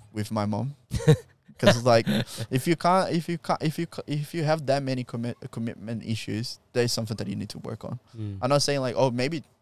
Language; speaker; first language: English; non-native, fluent; Portuguese